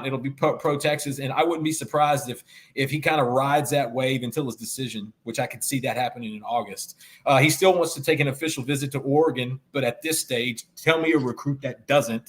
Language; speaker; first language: English; native; English